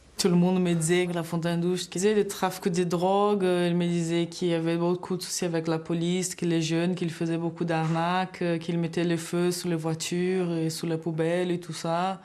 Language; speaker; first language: French; non-native, fluent; Portuguese